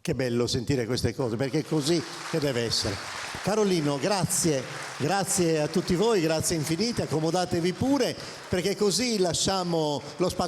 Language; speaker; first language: Italian; native; Italian